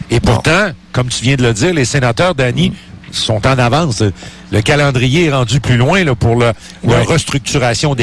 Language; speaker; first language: French; native; French